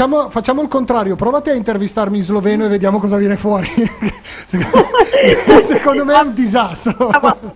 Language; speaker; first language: Italian; native; Italian